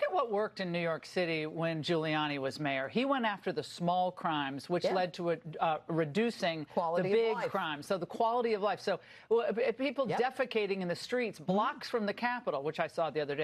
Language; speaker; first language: English; native; English